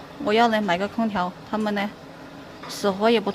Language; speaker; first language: Chinese; native; Chinese